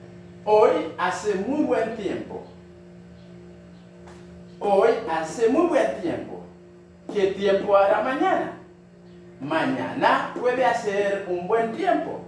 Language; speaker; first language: Spanish; non-native, learner; Haitian Creole